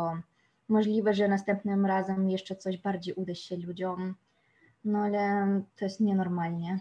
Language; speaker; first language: Polish; non-native, fluent; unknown